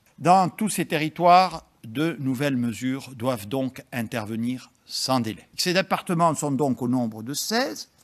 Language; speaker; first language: French; native; French